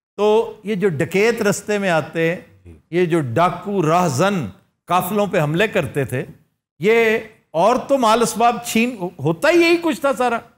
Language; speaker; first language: Urdu; non-native, local second language; Punjabi